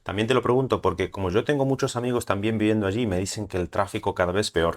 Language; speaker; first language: Spanish; native; Spanish